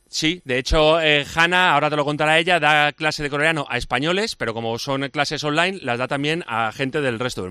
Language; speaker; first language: Spanish; native; Spanish